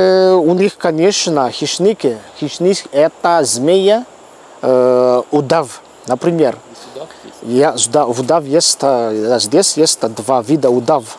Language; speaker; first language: Russian; non-native, learner; Malagasy